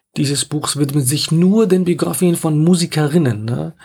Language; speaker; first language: German; non-native, fluent; Arabic